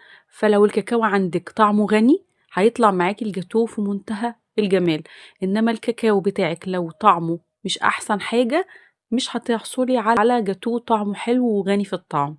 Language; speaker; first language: Arabic; native; Arabic